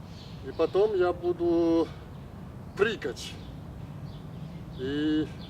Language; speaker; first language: Russian; non-native, learner; Chinese